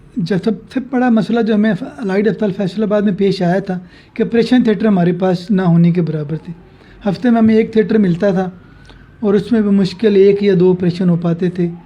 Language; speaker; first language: Urdu; non-native, local second language; Punjabi